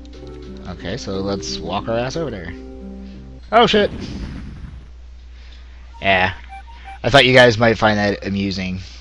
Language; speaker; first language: English; native; English